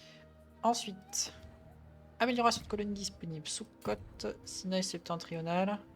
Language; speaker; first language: French; native; French